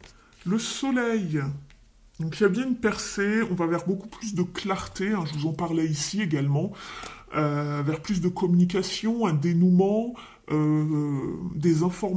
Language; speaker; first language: French; native; French